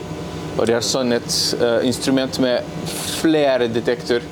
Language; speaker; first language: Norwegian; non-native, learner; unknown